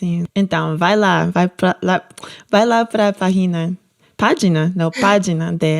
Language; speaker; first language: Portuguese; non-native, learner; English